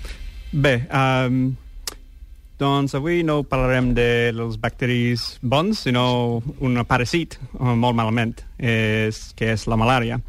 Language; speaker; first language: Catalan; non-native, learner; English